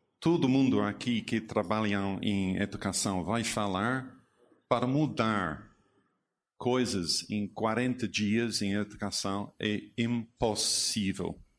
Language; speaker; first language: Portuguese; non-native, learner; English